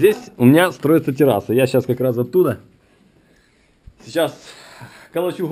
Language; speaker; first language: Russian; native; Russian